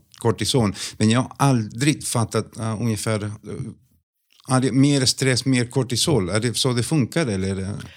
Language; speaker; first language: Swedish; non-native, fluent; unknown